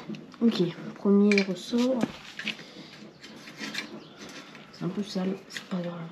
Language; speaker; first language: French; native; French